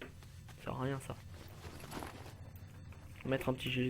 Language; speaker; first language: French; native; French